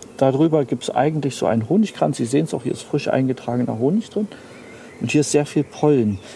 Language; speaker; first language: German; native; German